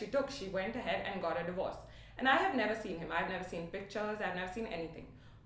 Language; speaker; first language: English; non-native, local second language; Hindi